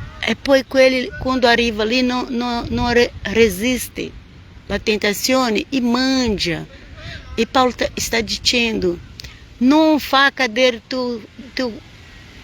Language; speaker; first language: Italian; non-native, fluent; Portuguese